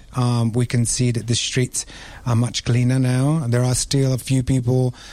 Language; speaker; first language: English; non-native, fluent; Italian